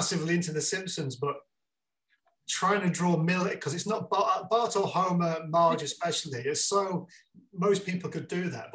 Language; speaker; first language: English; native; English